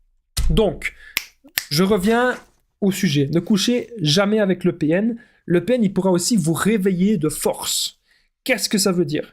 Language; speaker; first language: French; native; French